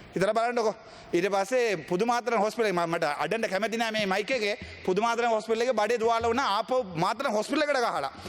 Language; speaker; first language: Sinhala; non-native, local second language; Tamil